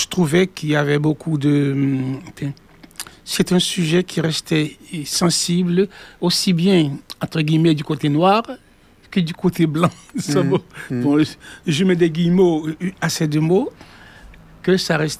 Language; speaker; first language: French; native; French